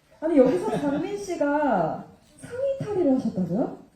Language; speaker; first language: Korean; native; Korean